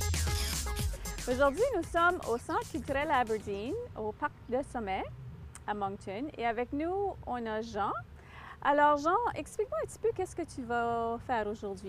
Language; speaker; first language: French; native; French